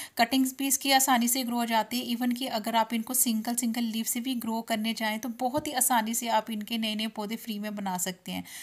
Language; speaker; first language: Hindi; non-native, local second language; Punjabi